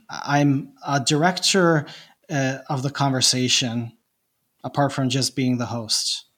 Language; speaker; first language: English; non-native, fluent; Bosnian